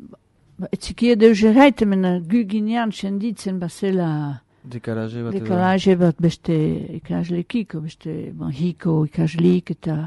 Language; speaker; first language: Basque; native; Basque